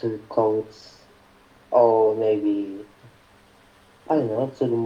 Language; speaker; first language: English; non-native, learner; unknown